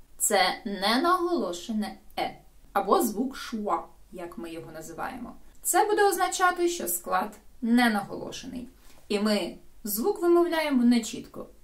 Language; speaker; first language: Ukrainian; native; Ukrainian